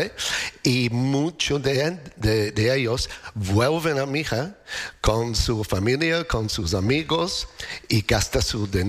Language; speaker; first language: Spanish; non-native, learner; English